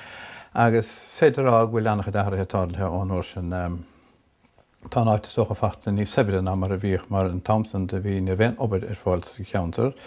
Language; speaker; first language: Irish; non-native, local second language; English